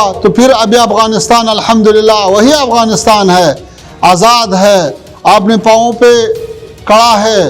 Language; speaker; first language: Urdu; non-native, fluent; Pashto